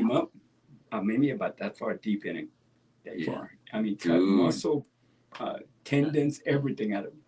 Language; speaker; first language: English; native; English